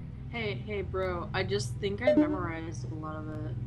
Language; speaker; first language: English; native; English